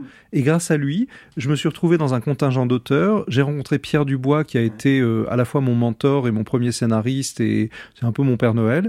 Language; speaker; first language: French; native; French